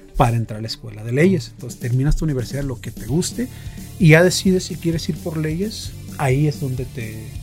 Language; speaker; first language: Spanish; native; Spanish